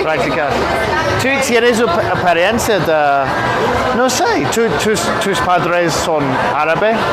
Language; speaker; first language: Spanish; non-native, learner; English